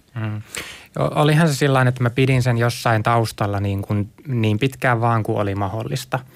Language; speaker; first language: Finnish; native; Finnish